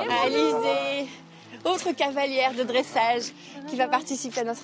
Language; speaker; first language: French; native; French